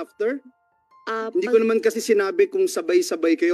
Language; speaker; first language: Filipino; native; Filipino